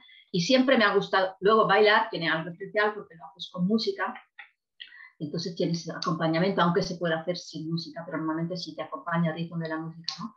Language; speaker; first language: Spanish; non-native, fluent; Italian